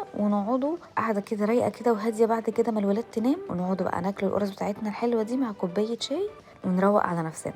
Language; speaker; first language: Arabic; native; Arabic